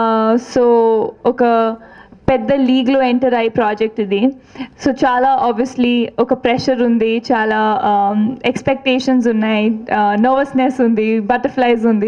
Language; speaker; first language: Telugu; non-native, fluent; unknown